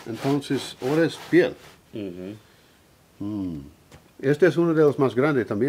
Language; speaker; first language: Spanish; non-native, learner; English